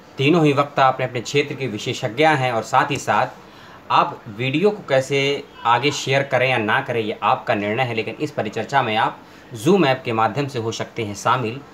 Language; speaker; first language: Hindi; native; Hindi